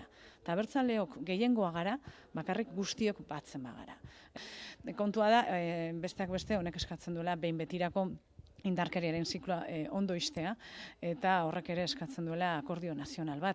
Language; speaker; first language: Basque; native; Basque